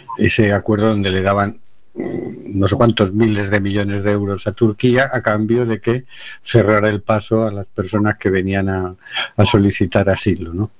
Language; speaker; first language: Spanish; native; Spanish